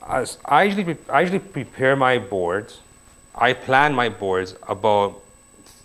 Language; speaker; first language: English; native; English